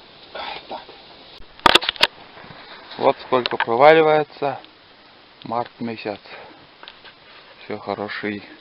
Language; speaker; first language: Russian; native; Russian